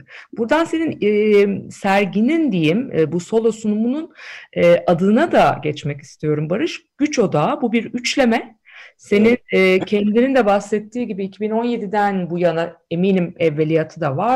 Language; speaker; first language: Turkish; native; Turkish